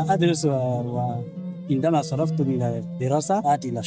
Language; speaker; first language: Arabic; non-native, learner; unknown